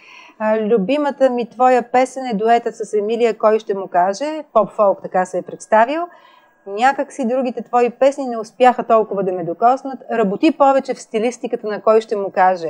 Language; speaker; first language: Bulgarian; native; Bulgarian